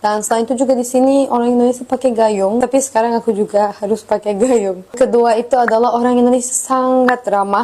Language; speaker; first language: Indonesian; non-native, fluent; Turkish